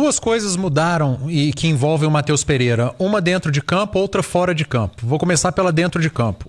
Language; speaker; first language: Portuguese; native; Portuguese